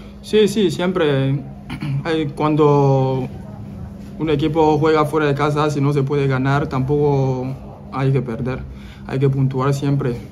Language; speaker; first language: Spanish; non-native, fluent; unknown